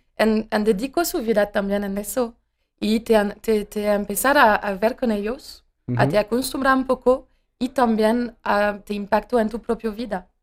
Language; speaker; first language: Spanish; non-native, learner; French